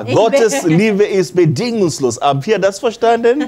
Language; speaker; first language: German; non-native, learner; English